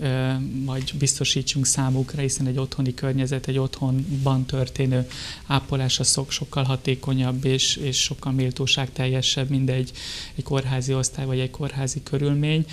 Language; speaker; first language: Hungarian; native; Hungarian